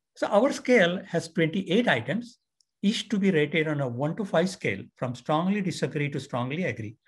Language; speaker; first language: English; non-native, local second language; Marathi